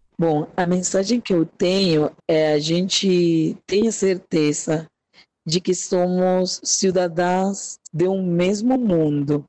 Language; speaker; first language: Portuguese; non-native, fluent; Spanish